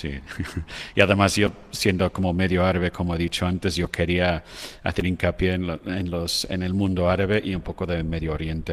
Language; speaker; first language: Spanish; non-native, fluent; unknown